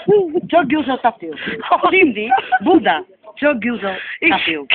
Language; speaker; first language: Turkish; non-native, learner; Slovak